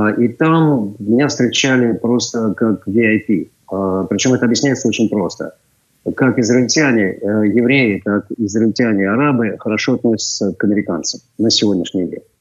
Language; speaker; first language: Russian; native; Russian